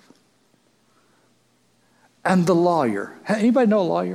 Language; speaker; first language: English; native; English